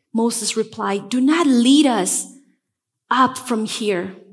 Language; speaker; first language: English; non-native, fluent; Spanish